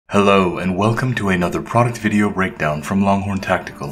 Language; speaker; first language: English; native; English